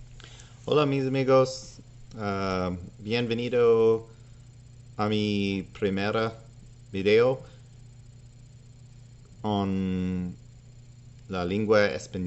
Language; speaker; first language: Spanish; non-native, learner; English